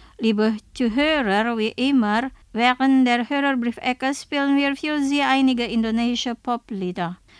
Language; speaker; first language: German; non-native, fluent; Indonesian